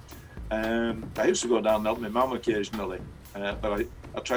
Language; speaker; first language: English; native; English